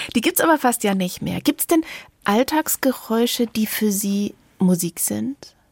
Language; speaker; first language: German; native; German